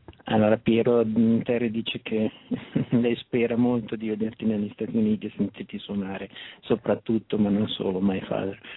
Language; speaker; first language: Italian; native; Italian